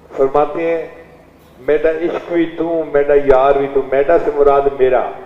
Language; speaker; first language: Urdu; non-native, local second language; Saraiki